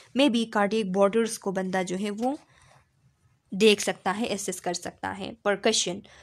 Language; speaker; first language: Urdu; non-native, local second language; Pashto